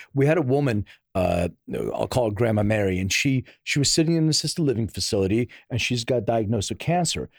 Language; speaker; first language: English; native; English